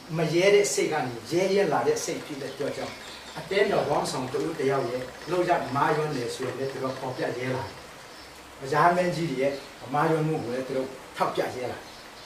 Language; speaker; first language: Burmese; non-native, local second language; Tedim Chin